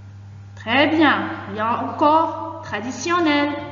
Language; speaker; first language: French; non-native, local second language; Arabic